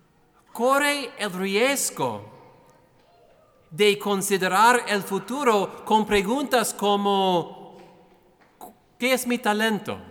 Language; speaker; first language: Spanish; non-native, fluent; English